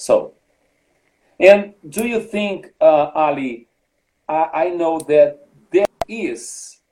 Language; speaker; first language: English; non-native, fluent; Portuguese